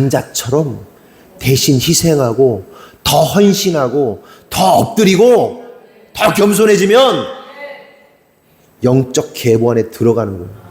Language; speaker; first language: Korean; native; Korean